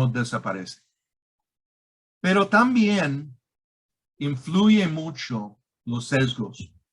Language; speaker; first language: Spanish; non-native, fluent; English